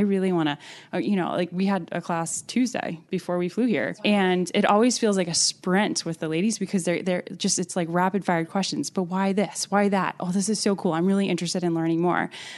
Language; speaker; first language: English; native; English